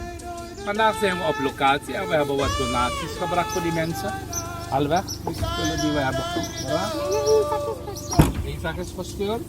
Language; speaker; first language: Dutch; non-native, local second language; Caribbean Hindustani